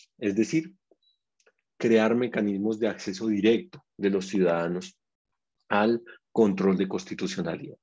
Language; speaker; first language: Spanish; native; Spanish